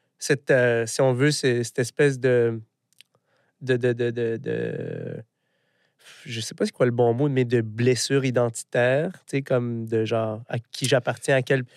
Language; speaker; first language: French; early bilingual, other home language; Arabic